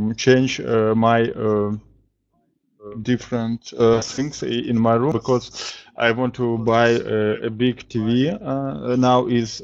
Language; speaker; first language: English; non-native, learner; Russian